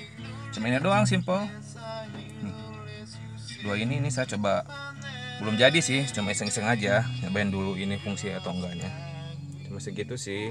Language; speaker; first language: Indonesian; native; Indonesian